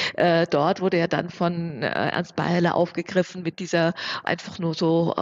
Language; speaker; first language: German; native; German